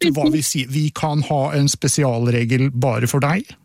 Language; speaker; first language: Norwegian; native; Norwegian